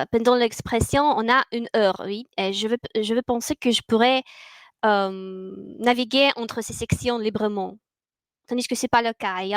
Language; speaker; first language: French; non-native, fluent; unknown